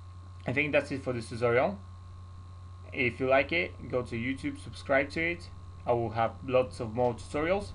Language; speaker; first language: English; non-native, fluent; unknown